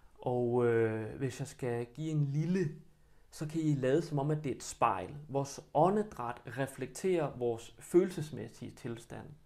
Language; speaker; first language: Danish; early bilingual, other home language; Bosnian